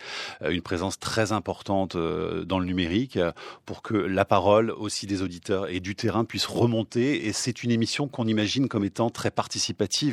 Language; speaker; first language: French; native; French